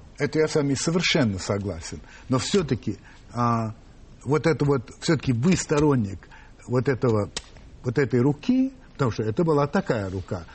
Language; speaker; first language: Russian; non-native, fluent; English